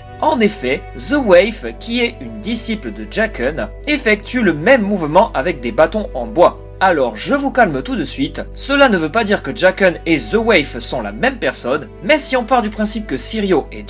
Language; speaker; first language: French; native; French